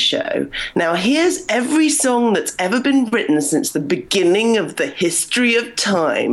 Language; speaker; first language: English; native; English